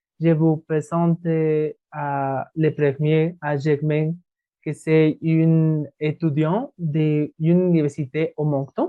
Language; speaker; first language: French; non-native, learner; Spanish